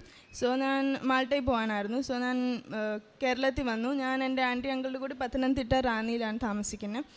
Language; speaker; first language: Malayalam; early bilingual, heritage; Malayalam